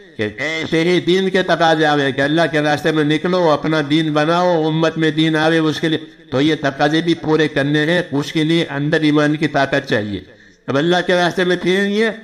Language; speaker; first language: Urdu; non-native, local second language; Gujarati